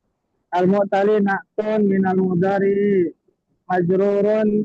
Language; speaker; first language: Arabic; non-native, learner; Indonesian